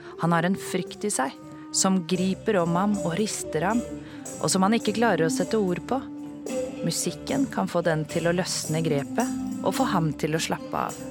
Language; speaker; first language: Norwegian; native; Norwegian